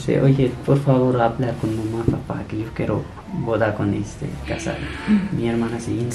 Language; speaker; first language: Spanish; non-native, learner; Punjabi